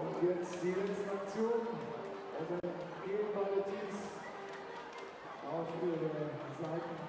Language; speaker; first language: German; native; German